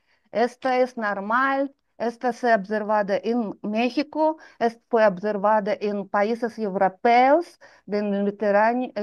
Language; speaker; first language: Spanish; non-native, fluent; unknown